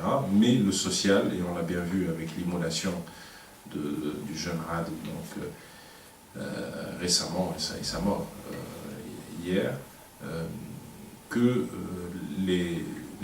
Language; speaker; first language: French; non-native, local second language; Arabic